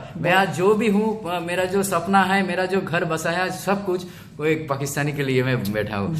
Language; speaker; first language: Hindi; non-native, local second language; Bangla